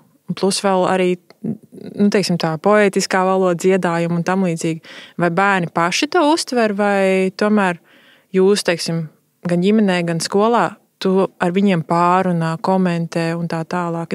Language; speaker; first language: Latvian; native; Latvian